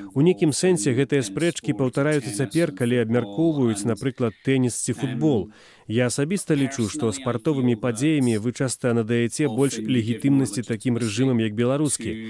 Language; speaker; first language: Belarusian; non-native, fluent; English